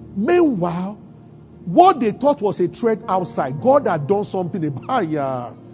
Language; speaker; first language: English; non-native, local second language; Yoruba